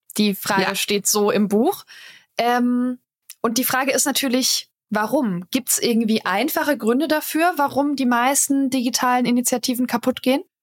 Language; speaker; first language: German; native; German